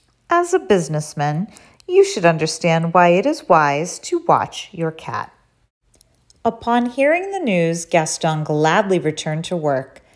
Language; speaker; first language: English; native; English